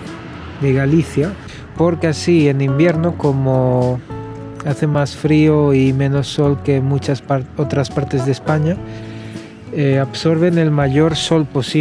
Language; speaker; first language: Spanish; non-native, fluent; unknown